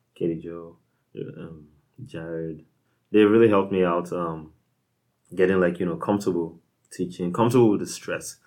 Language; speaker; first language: English; non-native, local second language; Igbo